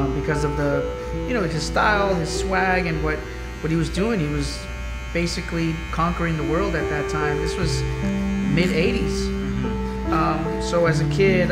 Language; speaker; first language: English; native; English